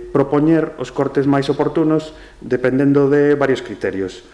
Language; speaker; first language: Galician; non-native, local second language; Spanish